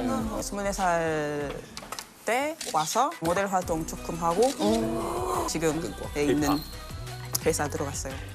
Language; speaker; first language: Korean; non-native, fluent; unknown